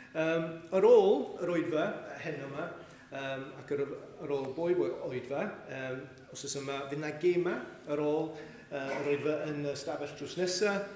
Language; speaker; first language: Welsh; native; Welsh